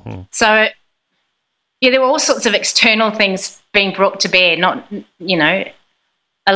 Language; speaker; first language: English; native; English